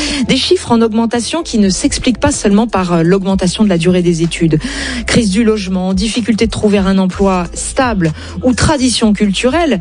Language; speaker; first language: French; native; French